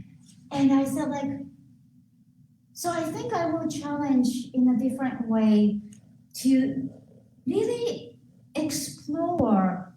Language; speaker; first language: English; non-native, fluent; Japanese